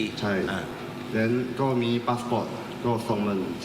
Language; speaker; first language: Thai; non-native, learner; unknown